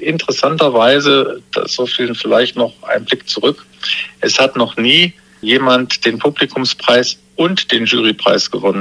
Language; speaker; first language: German; native; German